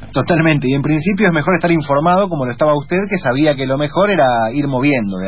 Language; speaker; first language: Spanish; native; Spanish